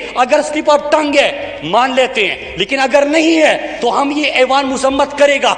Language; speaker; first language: Urdu; non-native, local second language; Pashto